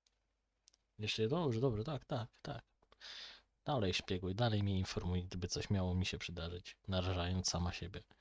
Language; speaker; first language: Polish; native; Polish